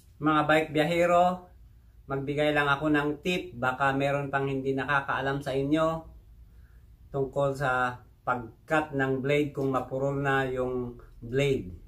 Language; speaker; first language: Filipino; native; Filipino